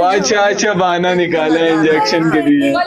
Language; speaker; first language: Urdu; non-native, local second language; Pashto